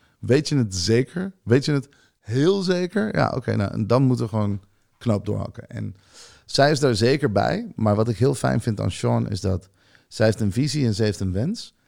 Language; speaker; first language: Dutch; early bilingual, other home language; Hebrew